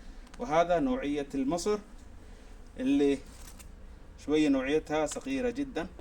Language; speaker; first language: Arabic; non-native, local second language; Somali